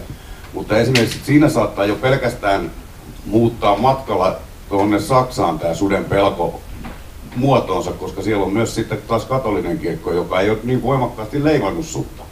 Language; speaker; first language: Finnish; native; Finnish